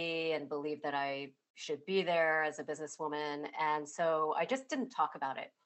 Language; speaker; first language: English; native; English